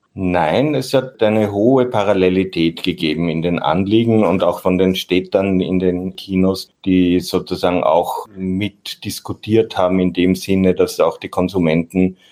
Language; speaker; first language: German; native; German